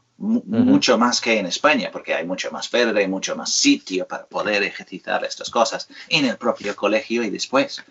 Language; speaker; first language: Spanish; non-native, fluent; English